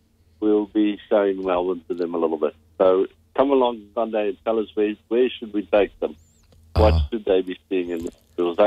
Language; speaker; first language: English; non-native, local second language; Afrikaans